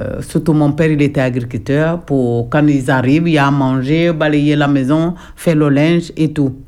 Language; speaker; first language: French; non-native, local second language; Jola-Fonyi